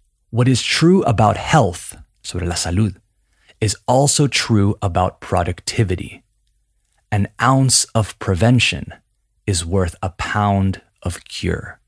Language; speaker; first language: English; native; English